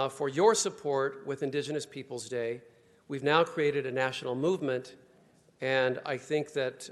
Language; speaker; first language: English; native; English